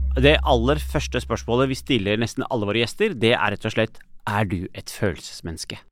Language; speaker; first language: Norwegian; early bilingual, other home language; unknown